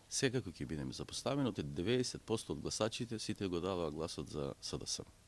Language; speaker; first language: Macedonian; non-native, local second language; Romany